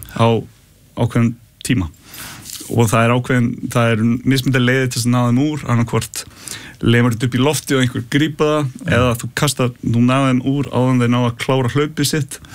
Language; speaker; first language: Icelandic; early bilingual, heritage; Icelandic